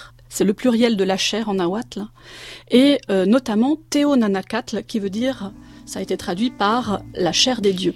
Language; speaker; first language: French; native; French